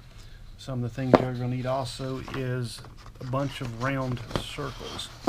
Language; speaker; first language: English; native; English